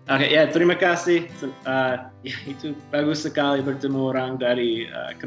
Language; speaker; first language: Indonesian; non-native, learner; English